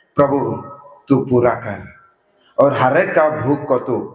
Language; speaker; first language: Hindi; non-native, local second language; Assamese